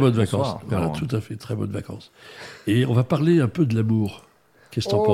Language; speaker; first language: French; native; French